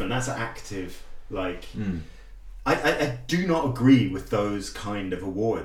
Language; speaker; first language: English; native; English